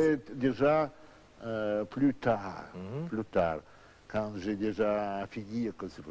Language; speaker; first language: French; non-native, learner; Russian